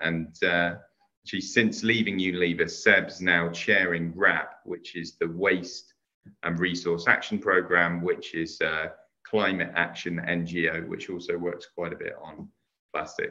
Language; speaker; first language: English; native; English